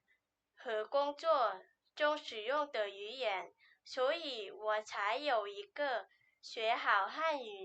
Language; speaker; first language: Chinese; non-native, learner; Lao